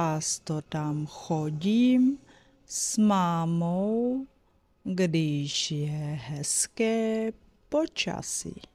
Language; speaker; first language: Czech; non-native, fluent; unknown